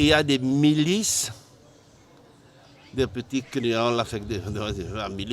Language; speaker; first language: French; non-native, learner; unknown